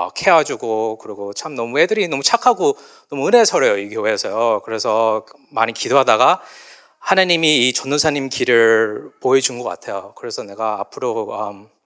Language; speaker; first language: Korean; early bilingual, heritage; Korean